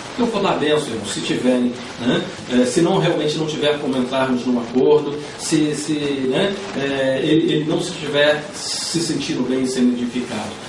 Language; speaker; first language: Portuguese; native; Portuguese